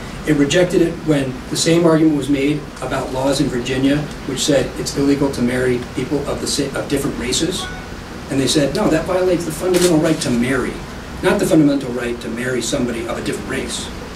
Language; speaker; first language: English; native; English